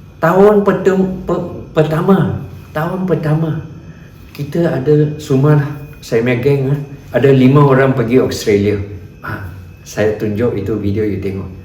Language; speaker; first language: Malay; non-native, local second language; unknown